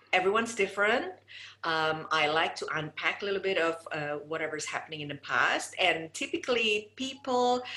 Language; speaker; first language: English; non-native, fluent; Indonesian